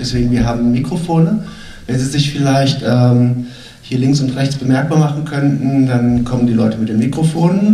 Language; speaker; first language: German; native; German